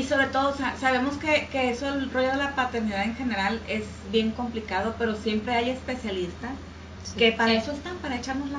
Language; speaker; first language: Spanish; native; Spanish